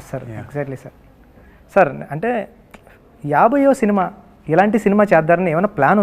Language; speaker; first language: Telugu; native; Telugu